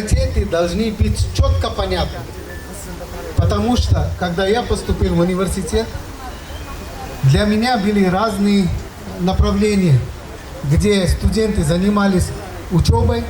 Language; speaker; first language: Russian; non-native, learner; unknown